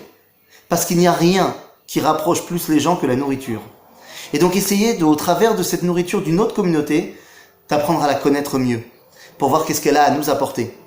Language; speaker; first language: French; native; French